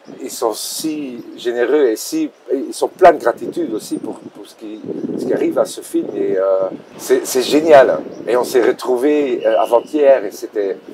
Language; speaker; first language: French; non-native, local second language; Dutch